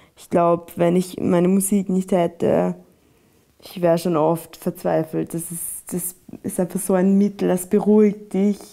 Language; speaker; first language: German; native; German